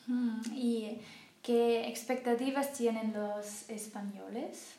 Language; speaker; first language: Spanish; non-native, learner; German